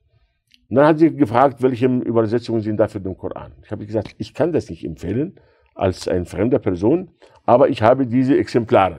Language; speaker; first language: German; non-native, fluent; Arabic